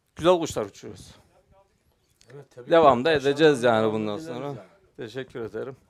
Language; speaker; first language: Turkish; native; Turkish